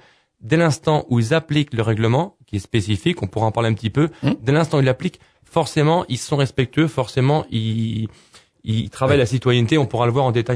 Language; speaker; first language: French; native; French